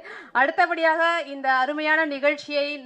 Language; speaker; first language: Tamil; native; Tamil